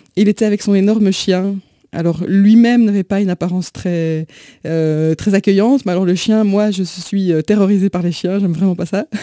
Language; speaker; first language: French; native; French